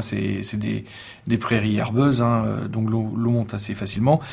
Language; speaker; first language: French; native; French